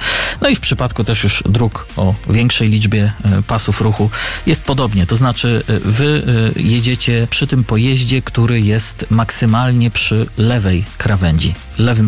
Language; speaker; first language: Polish; native; Polish